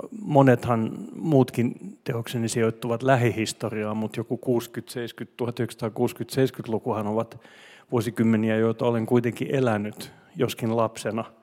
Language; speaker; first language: Finnish; non-native, local second language; Swedish